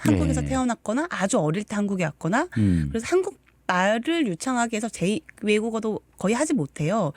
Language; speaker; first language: Korean; native; Korean